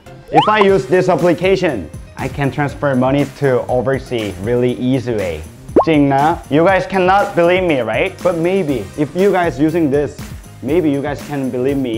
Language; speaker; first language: English; non-native, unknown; Korean